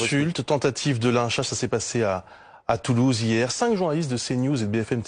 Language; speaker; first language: French; native; French